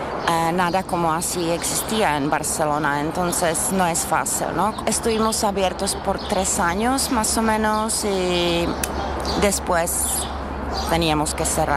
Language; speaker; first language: Spanish; non-native, learner; Czech